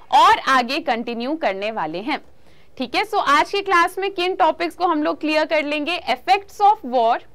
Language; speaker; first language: Hindi; native; Hindi